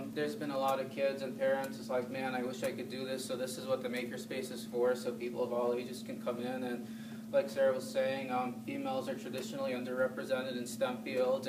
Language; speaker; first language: English; non-native, fluent; Thai